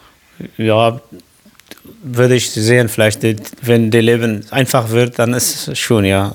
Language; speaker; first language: German; non-native, local second language; Kurdish